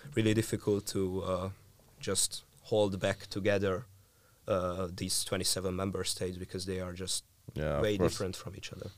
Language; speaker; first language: English; non-native, fluent; Hungarian